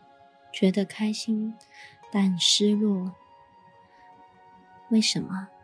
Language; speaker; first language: Chinese; native; Chinese